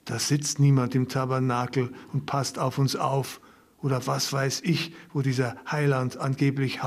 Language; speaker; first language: German; native; German